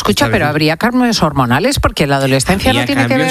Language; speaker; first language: Spanish; native; Spanish